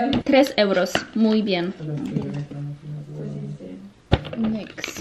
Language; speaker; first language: Spanish; non-native, learner; Polish